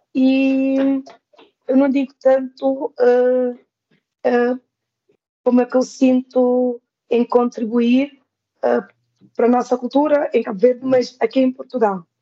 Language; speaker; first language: Portuguese; non-native, local second language; Kabuverdianu